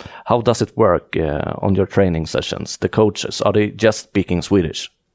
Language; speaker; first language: English; non-native, fluent; Swedish